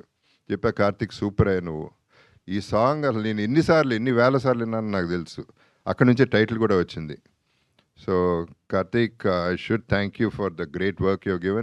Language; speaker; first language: Telugu; native; Telugu